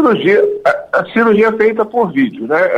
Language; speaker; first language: Portuguese; native; Portuguese